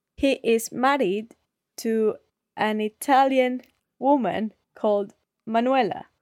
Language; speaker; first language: English; non-native, fluent; Spanish